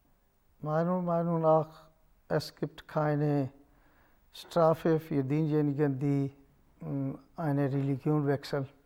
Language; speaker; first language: German; non-native, learner; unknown